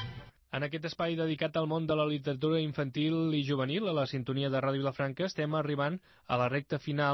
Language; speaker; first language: Catalan; native; Catalan